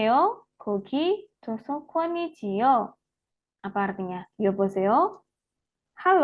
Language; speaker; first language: Korean; non-native, fluent; Indonesian